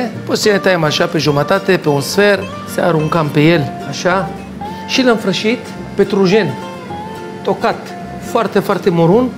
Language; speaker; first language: Romanian; non-native, fluent; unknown